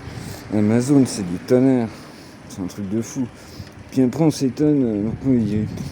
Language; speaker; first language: French; native; French